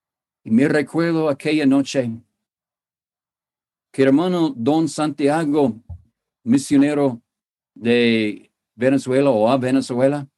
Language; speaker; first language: Spanish; non-native, fluent; English